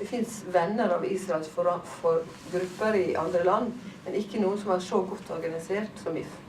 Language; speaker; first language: Norwegian; native; Norwegian